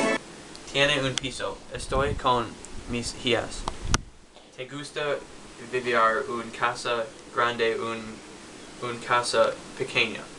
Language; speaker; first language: Spanish; non-native, learner; English